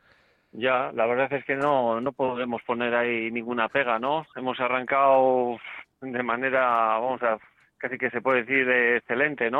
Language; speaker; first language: Spanish; native; Spanish